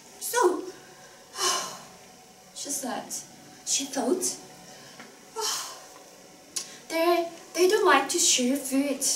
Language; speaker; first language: English; non-native, fluent; Korean